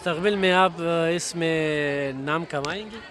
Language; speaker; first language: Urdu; non-native, local second language; Pashto